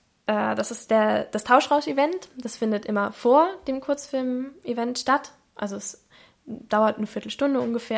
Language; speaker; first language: German; native; German